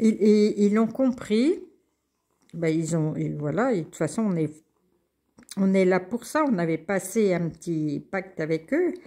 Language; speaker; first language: French; native; French